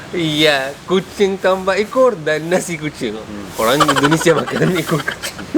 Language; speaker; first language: Indonesian; non-native, fluent; Arabic